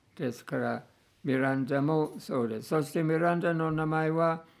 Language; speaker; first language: Japanese; non-native, fluent; English